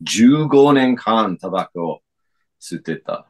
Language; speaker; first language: Japanese; non-native, fluent; English